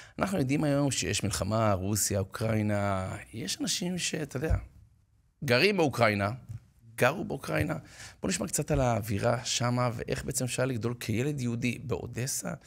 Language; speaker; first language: Hebrew; native; Hebrew